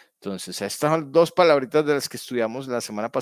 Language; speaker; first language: Spanish; native; Spanish